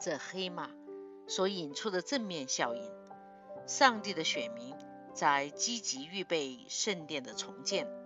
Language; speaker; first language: Chinese; native; Chinese